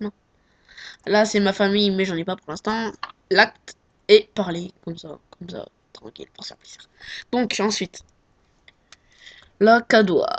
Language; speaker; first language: French; native; French